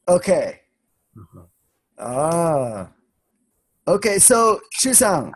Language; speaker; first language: English; non-native, fluent; Swedish